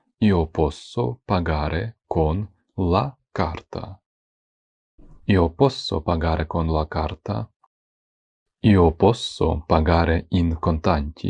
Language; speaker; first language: Italian; non-native, fluent; Ukrainian